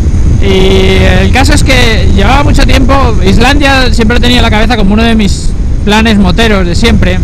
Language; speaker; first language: Spanish; native; Spanish